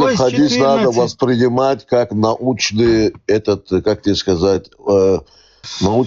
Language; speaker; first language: Russian; native; Russian